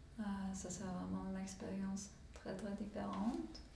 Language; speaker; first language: French; non-native, learner; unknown